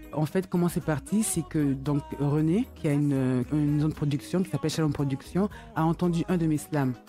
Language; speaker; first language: French; early bilingual, other home language; Lingala